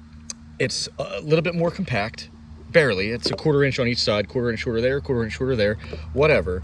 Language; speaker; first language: English; native; English